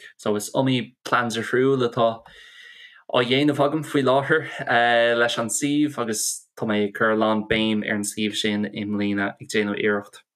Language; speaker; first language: Irish; non-native, local second language; English